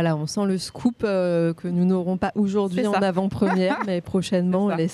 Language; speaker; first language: French; native; French